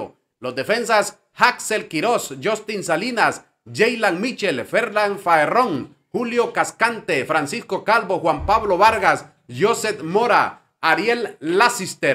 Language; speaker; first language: Spanish; native; Spanish